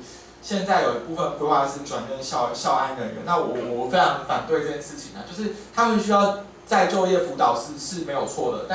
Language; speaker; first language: Chinese; native; Chinese